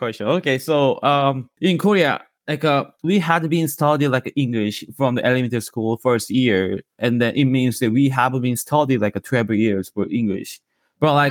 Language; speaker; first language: English; non-native, learner; Korean